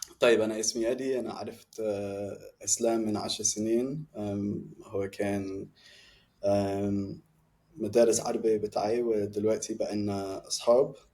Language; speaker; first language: Egyptian Arabic; non-native, fluent; English